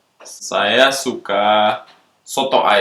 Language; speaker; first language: Indonesian; non-native, local second language; English